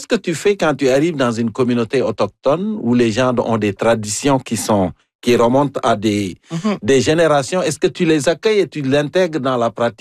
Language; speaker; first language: French; non-native, local second language; Wolof